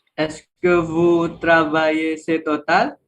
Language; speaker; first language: French; non-native, learner; Indonesian